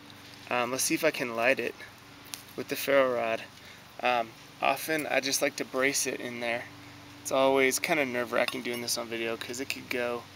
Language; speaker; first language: English; native; English